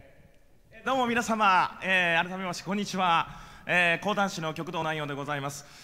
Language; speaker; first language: Japanese; native; Japanese